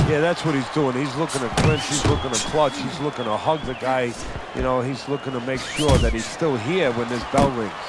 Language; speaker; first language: English; native; English